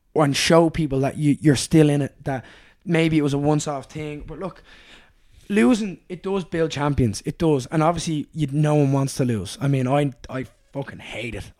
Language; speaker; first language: English; native; English